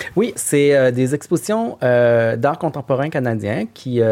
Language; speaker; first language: French; native; French